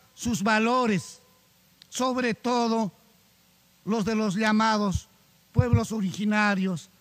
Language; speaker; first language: Spanish; non-native, local second language; Quechua